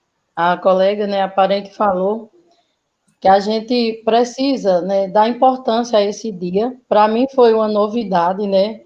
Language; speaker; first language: Portuguese; native; Portuguese